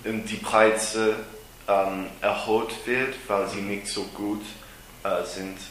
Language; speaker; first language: German; non-native, learner; English